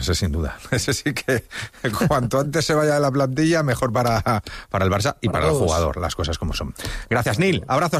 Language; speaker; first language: Spanish; native; Spanish